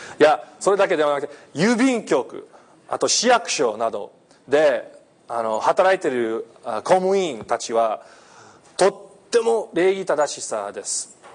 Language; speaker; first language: Japanese; non-native, fluent; English